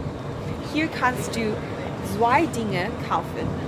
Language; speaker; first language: German; non-native, learner; English